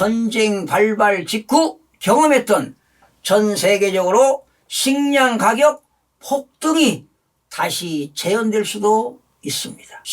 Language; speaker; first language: Korean; native; Korean